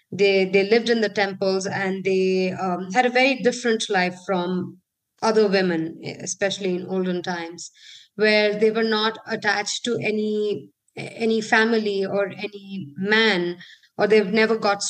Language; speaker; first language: English; non-native, local second language; Hindi